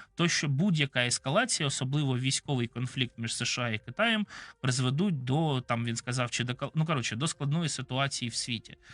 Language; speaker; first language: Ukrainian; non-native, local second language; Russian